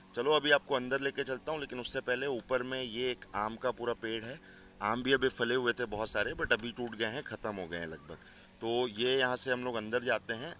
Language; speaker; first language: Hindi; non-native, local second language; Odia